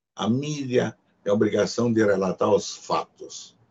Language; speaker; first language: Portuguese; non-native, fluent; Hungarian